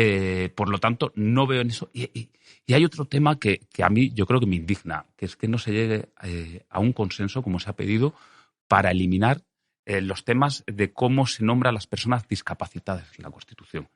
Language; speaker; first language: Spanish; native; Spanish